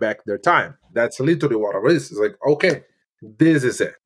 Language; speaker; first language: English; non-native, fluent; Portuguese